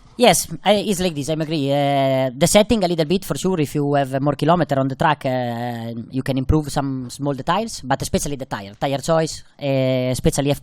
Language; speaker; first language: English; non-native, fluent; Italian